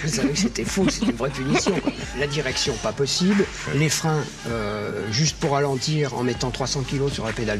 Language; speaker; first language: French; native; French